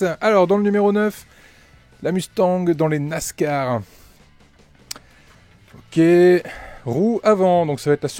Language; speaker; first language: French; native; French